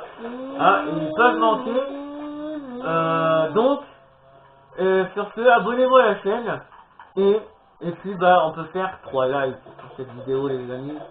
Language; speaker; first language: French; native; French